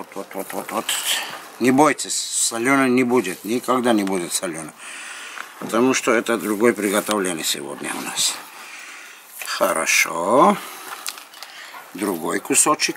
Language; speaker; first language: Russian; non-native, local second language; Armenian